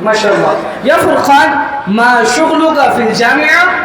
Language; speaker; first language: Arabic; non-native, learner; Urdu